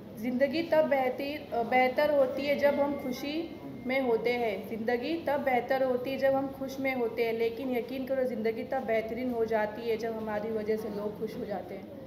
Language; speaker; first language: Hindi; native; Hindi